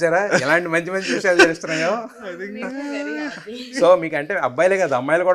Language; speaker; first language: Telugu; native; Telugu